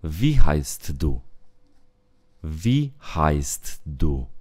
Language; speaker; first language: German; non-native, fluent; Romanian